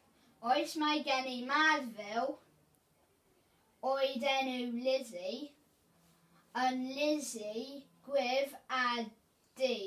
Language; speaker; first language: Welsh; non-native, learner; English